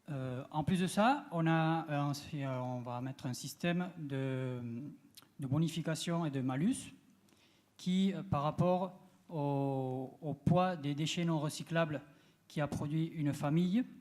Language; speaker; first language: French; non-native, learner; Spanish